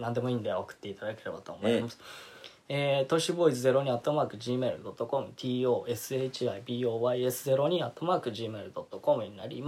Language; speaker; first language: Japanese; native; Japanese